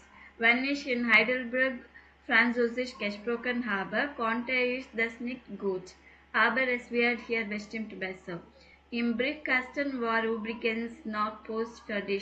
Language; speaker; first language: German; non-native, fluent; Tamil